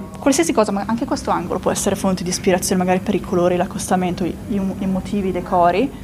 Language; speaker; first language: Italian; native; Italian